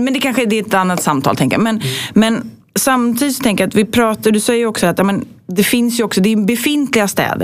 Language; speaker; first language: Swedish; native; Swedish